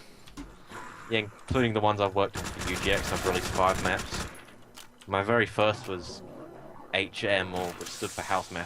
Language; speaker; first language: English; native; English